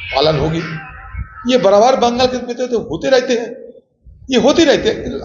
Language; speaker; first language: Hindi; non-native, local second language; Bangla